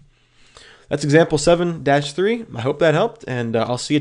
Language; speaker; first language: English; native; English